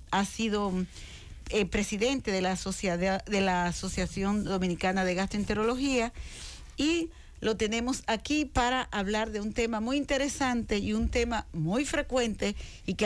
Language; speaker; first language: Spanish; native; Spanish